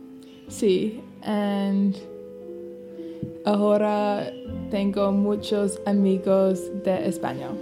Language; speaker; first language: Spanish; non-native, learner; English